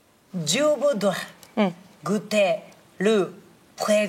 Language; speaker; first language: French; non-native, learner; Japanese